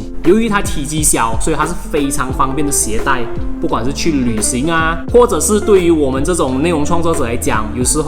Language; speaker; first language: Chinese; native; Chinese